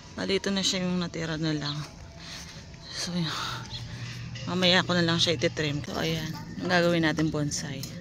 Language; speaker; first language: Filipino; non-native, local second language; Pampanga